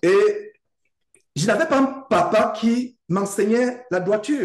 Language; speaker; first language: French; native; French